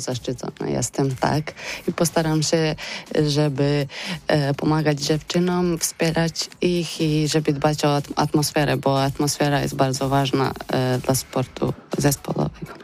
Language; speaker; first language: Polish; non-native, fluent; Serbian